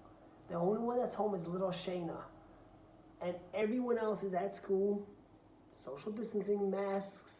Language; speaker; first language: English; native; English